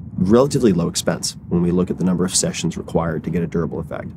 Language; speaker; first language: English; native; English